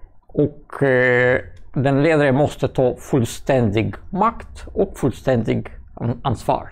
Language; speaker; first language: Swedish; non-native, fluent; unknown